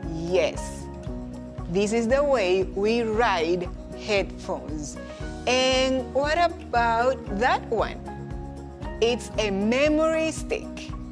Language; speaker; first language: English; non-native, fluent; Spanish